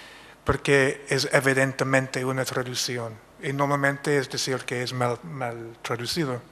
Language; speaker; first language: Spanish; non-native, fluent; English